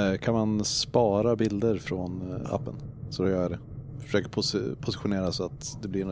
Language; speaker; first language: Swedish; native; Swedish